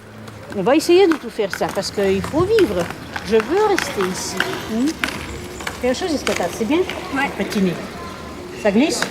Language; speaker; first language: French; early bilingual, heritage; Russian